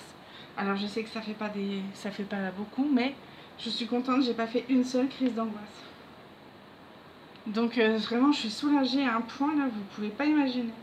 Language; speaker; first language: French; native; French